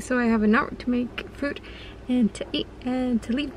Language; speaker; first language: English; early bilingual, other home language; Spanish